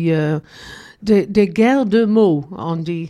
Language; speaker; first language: French; non-native, learner; English